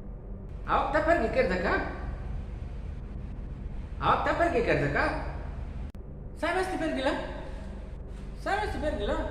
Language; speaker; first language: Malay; non-native, learner; Bangla